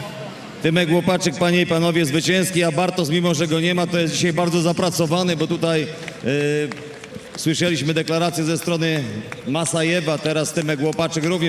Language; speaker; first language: Polish; native; Polish